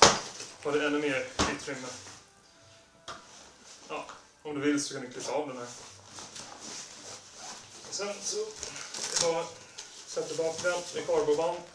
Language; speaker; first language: Swedish; non-native, local second language; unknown